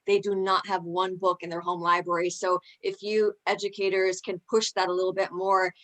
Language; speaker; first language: English; early bilingual, other home language; Spanish